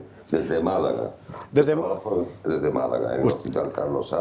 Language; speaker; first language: Spanish; native; Spanish